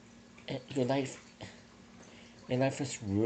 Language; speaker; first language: English; native; English